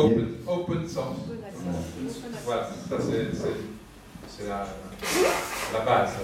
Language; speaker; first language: French; native; French